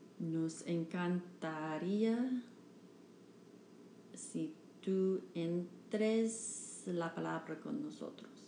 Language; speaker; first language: Spanish; non-native, learner; English